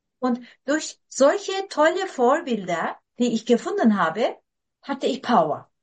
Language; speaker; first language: German; non-native, fluent; Turkish